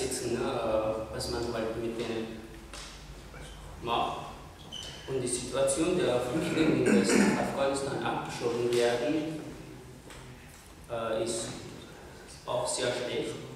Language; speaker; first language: German; non-native, fluent; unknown